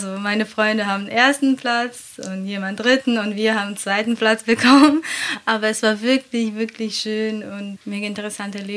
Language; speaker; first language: German; non-native, fluent; Latvian